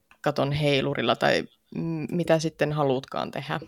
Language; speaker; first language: Finnish; native; Finnish